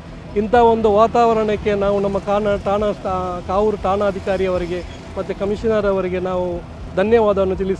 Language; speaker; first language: Kannada; native; Kannada